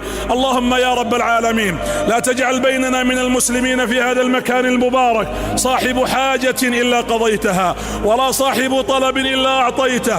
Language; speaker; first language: Arabic; native; Arabic